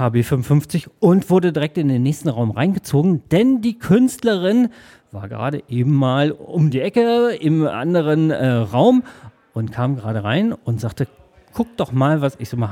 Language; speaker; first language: German; native; German